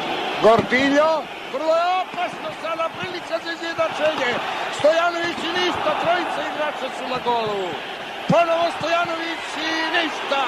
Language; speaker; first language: Serbian; native; Serbian